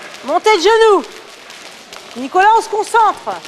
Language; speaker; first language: French; native; French